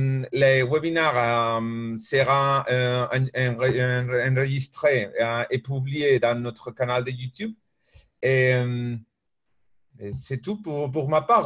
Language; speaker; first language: French; non-native, learner; Spanish